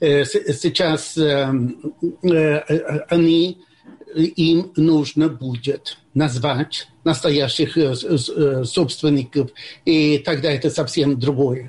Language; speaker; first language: Russian; non-native, fluent; Swedish